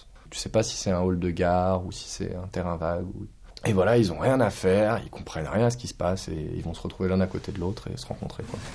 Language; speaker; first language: French; native; French